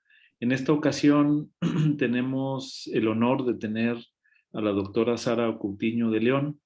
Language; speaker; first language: Spanish; native; Spanish